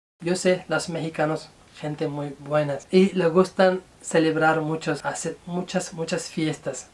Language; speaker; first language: Spanish; non-native, learner; Urdu